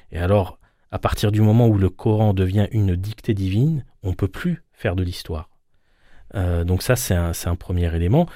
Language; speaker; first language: French; native; French